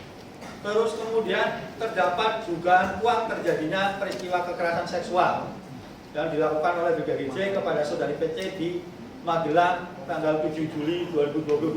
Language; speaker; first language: Indonesian; native; Indonesian